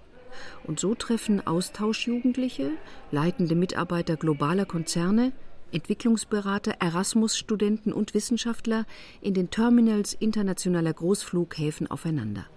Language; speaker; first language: German; native; German